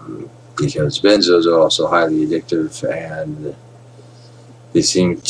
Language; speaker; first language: English; native; English